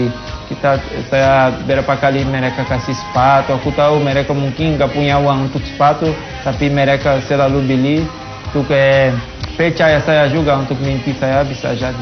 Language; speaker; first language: Indonesian; non-native, fluent; Portuguese